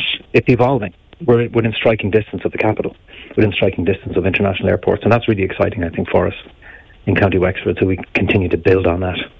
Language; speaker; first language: English; native; English